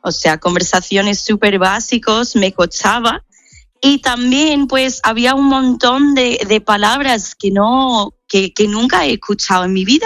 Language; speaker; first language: Spanish; non-native, fluent; English